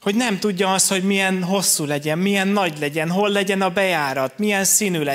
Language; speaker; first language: Hungarian; native; Hungarian